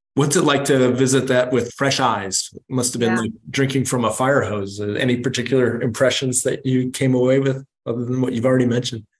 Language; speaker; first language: English; native; English